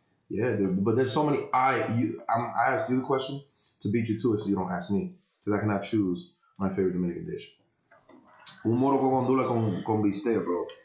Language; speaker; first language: English; early bilingual, other home language; Spanish